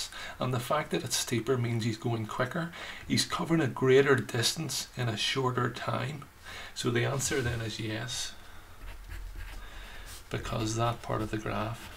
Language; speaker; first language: English; native; English